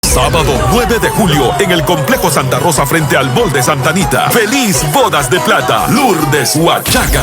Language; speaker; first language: Spanish; native; Spanish